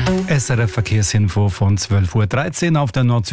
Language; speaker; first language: German; native; German